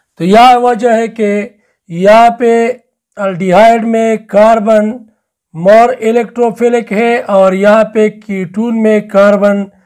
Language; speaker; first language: Urdu; non-native, local second language; Pashto